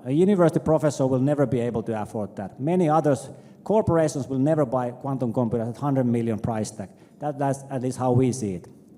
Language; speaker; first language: English; non-native, fluent; Finnish